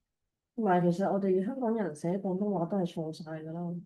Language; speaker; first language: Cantonese; native; Cantonese